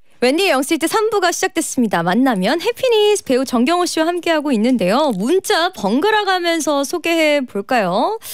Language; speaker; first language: Korean; native; Korean